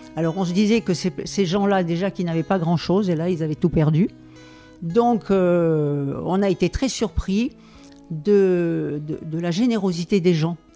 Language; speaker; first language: French; native; French